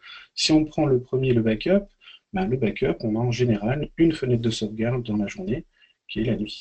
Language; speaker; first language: French; native; French